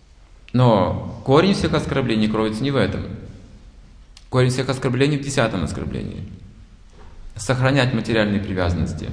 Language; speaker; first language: Russian; native; Russian